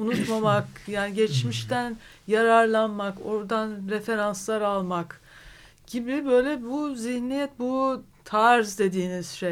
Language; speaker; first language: Turkish; native; Turkish